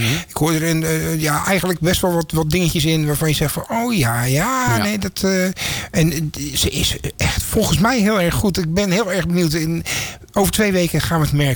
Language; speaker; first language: Dutch; native; Dutch